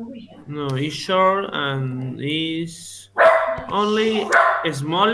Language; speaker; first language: English; non-native, learner; Spanish